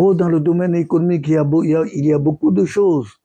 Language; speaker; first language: French; non-native, local second language; Sango